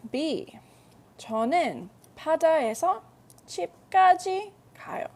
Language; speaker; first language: Korean; non-native, fluent; English